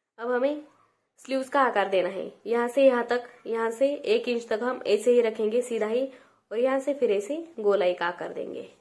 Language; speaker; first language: Hindi; non-native, local second language; Marathi